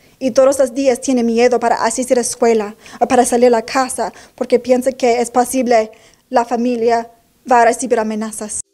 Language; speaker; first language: Spanish; non-native, learner; English